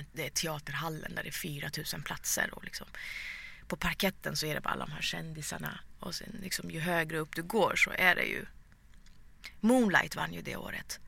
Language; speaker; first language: Swedish; early bilingual, other home language; Persian